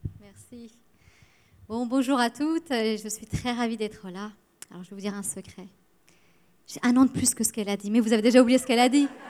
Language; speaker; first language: French; early bilingual, other home language; Persian